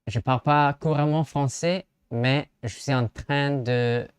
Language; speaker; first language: French; non-native, learner; English